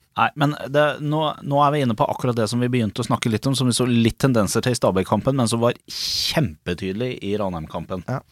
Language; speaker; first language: Norwegian; native; Norwegian